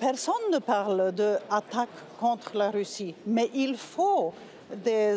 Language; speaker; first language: French; non-native, fluent; Polish